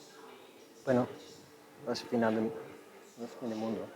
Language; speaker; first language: Spanish; non-native, fluent; English